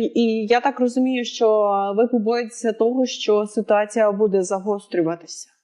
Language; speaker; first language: Ukrainian; native; Ukrainian